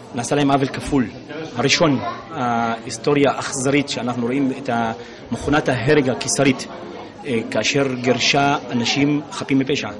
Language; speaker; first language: Hebrew; non-native, local second language; Adyghe